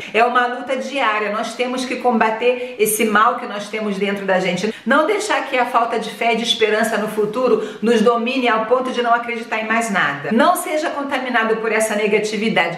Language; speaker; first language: Portuguese; native; Portuguese